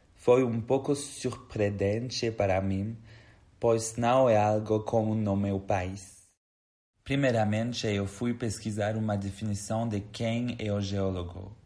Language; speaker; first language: Portuguese; non-native, fluent; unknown